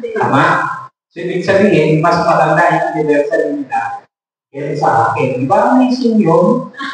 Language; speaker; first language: Filipino; native; Filipino